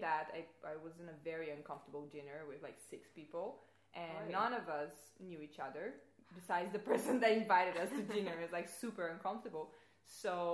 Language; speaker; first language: English; non-native, fluent; Portuguese